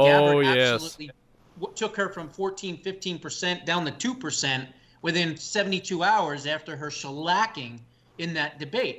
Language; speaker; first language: English; native; English